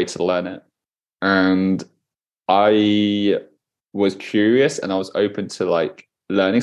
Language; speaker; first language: English; native; English